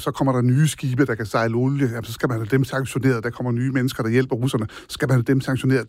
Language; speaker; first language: Danish; native; Danish